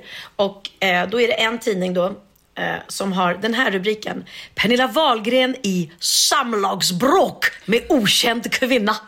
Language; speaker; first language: Swedish; native; Swedish